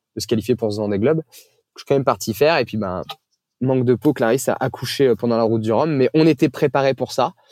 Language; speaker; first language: French; native; French